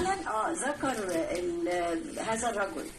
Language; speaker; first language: Arabic; native; Arabic